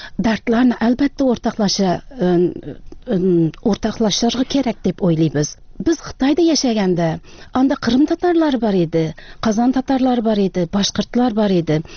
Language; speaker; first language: Tatar; early bilingual, heritage; Tatar